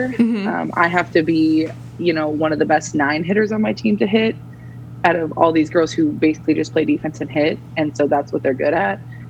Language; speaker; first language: English; native; English